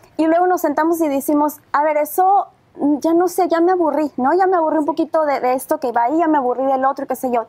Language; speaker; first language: Spanish; native; Spanish